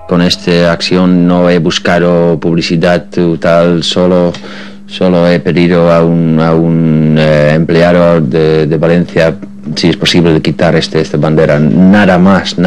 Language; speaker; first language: Spanish; non-native, fluent; Dutch